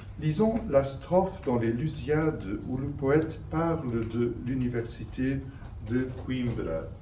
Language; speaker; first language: French; non-native, fluent; Portuguese